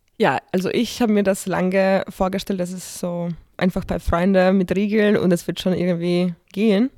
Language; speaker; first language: German; non-native, fluent; Polish